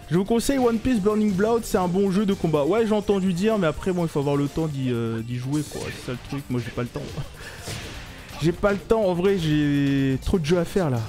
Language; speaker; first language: French; native; French